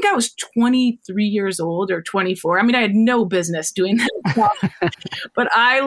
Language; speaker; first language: English; native; English